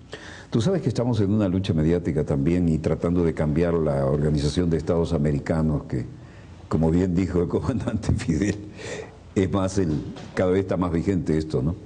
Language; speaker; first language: Spanish; native; Spanish